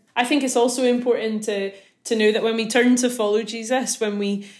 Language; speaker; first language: English; native; English